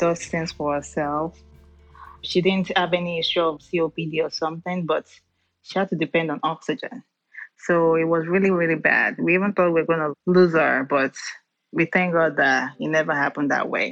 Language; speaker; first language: English; non-native, local second language; Yoruba